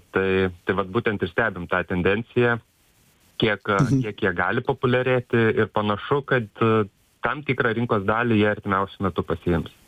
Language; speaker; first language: Lithuanian; native; Lithuanian